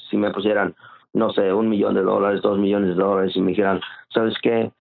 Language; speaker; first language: Spanish; native; Spanish